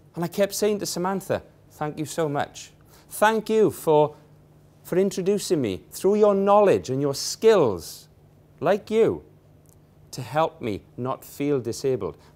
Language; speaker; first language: English; native; English